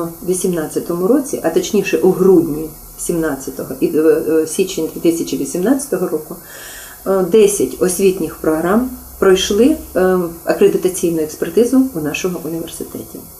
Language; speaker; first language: Ukrainian; native; Ukrainian